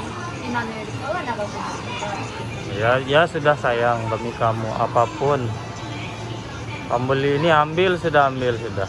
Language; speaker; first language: Indonesian; native; Indonesian